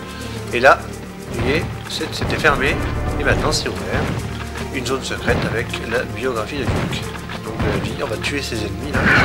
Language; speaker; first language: French; native; French